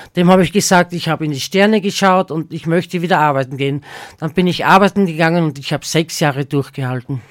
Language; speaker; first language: German; native; German